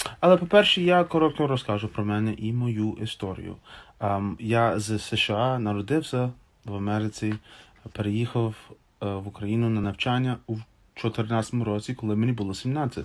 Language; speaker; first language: Ukrainian; non-native, fluent; English